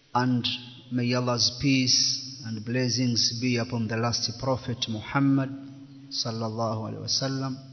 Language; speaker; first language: English; non-native, local second language; Swahili